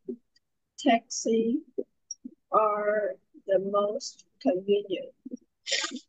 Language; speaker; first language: English; non-native, learner; Vietnamese